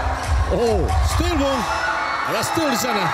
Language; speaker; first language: Indonesian; native; Indonesian